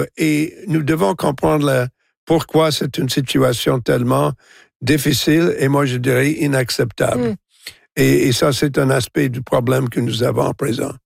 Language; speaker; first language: French; non-native, local second language; English